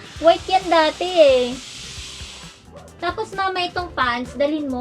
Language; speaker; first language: Filipino; native; Filipino